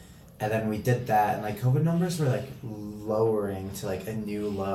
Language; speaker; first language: English; native; English